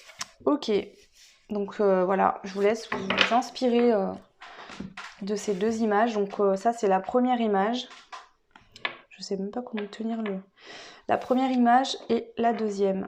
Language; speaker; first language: French; native; French